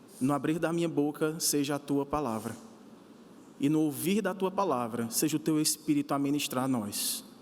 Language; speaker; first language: Portuguese; native; Portuguese